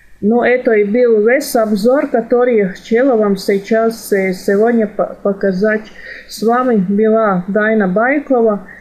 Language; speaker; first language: Russian; non-native, fluent; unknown